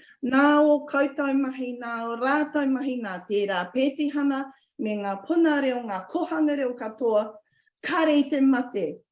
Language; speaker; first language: Māori; non-native, local second language; English